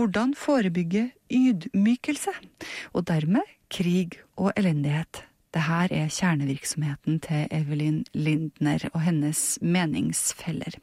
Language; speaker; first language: Norwegian; native; Norwegian